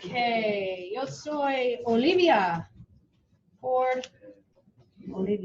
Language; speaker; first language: Spanish; non-native, fluent; English